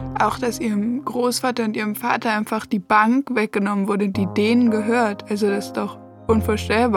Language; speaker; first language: German; native; German